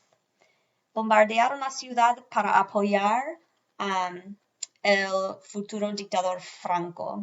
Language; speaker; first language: Spanish; non-native, fluent; English